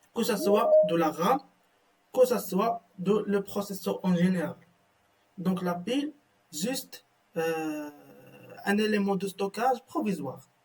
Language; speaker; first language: French; non-native, local second language; Arabic